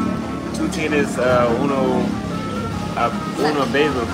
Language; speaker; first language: Spanish; non-native, learner; English